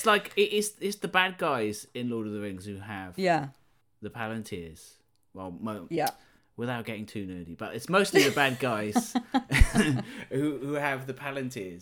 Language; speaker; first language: English; native; English